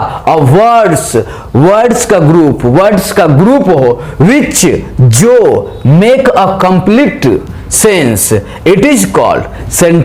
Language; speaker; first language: Hindi; native; Hindi